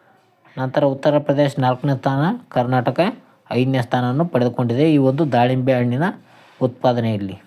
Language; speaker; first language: Kannada; native; Kannada